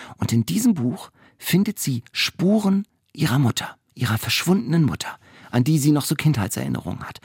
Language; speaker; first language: German; native; German